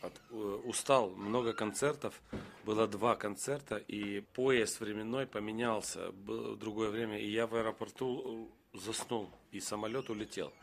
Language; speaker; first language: Russian; non-native, local second language; Romanian